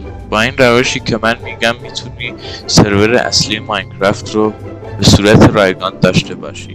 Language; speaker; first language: Persian; native; Persian